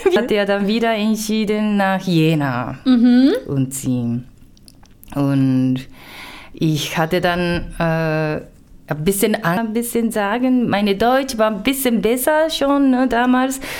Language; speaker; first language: German; non-native, learner; Japanese